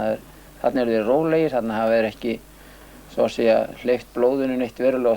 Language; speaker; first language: Icelandic; native; Icelandic